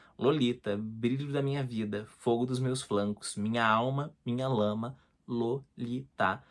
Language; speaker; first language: Portuguese; native; Portuguese